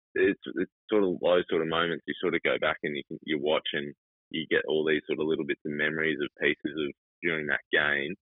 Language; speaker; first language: English; native; English